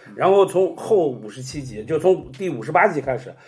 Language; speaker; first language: Chinese; native; Chinese